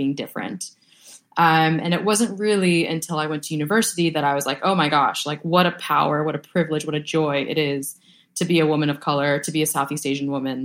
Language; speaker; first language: English; early bilingual, other home language; Vietnamese